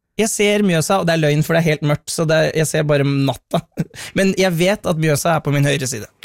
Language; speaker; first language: Norwegian; native; Norwegian